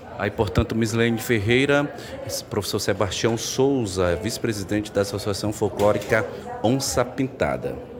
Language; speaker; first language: Portuguese; native; Portuguese